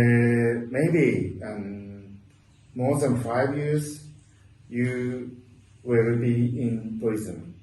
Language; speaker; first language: English; non-native, learner; Japanese